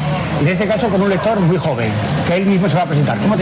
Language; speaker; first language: Spanish; native; Spanish